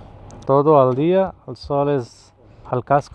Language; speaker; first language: Spanish; non-native, learner; Urdu